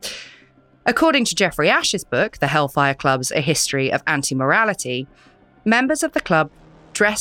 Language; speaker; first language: English; native; English